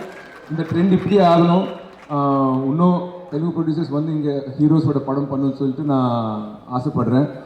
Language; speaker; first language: Tamil; non-native, local second language; Telugu